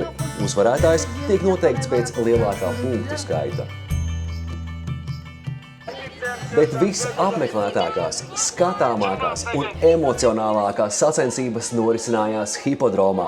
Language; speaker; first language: Latvian; native; Latvian